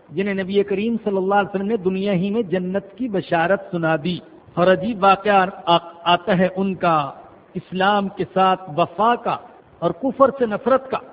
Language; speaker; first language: Urdu; non-native, local second language; Punjabi